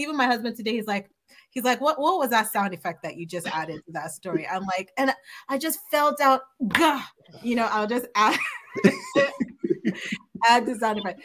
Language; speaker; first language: English; non-native, local second language; Yoruba